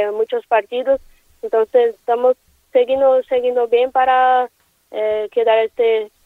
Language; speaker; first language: Spanish; non-native, learner; Portuguese